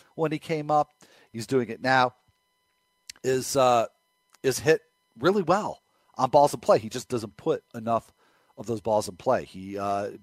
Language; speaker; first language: English; native; English